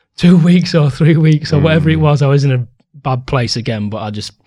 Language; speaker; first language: English; native; English